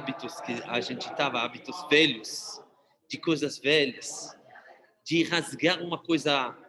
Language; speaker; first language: Portuguese; non-native, fluent; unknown